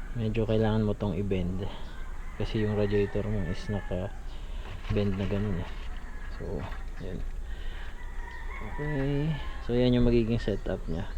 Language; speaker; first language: Filipino; native; Filipino